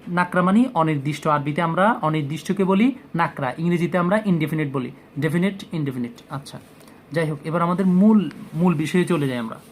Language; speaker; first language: Bangla; native; Bangla